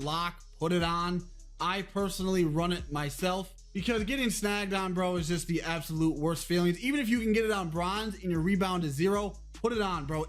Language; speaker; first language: English; native; English